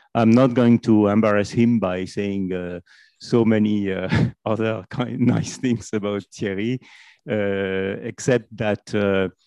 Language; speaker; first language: English; non-native, fluent; French